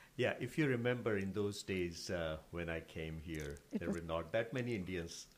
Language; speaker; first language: English; non-native, local second language; Marathi